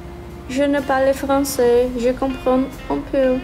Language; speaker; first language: French; non-native, learner; Portuguese